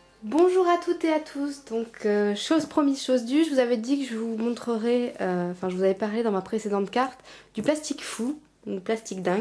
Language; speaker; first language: French; native; French